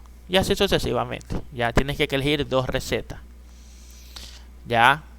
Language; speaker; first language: Spanish; native; Spanish